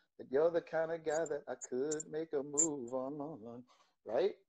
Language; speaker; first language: English; native; English